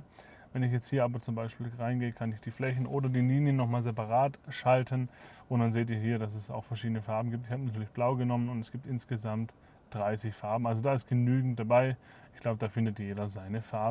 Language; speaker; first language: German; native; German